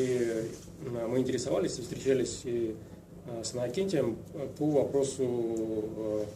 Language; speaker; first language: Russian; native; Russian